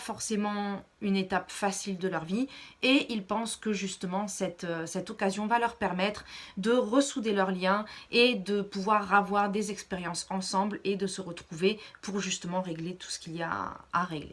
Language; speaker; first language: French; native; French